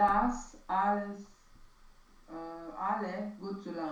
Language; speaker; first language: German; non-native, learner; Romanian